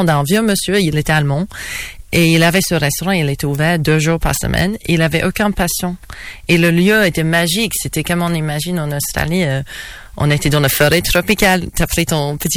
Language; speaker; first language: French; non-native, fluent; English